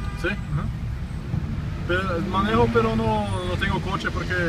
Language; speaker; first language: Spanish; non-native, learner; Portuguese